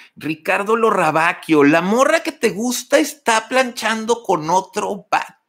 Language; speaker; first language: Spanish; native; Spanish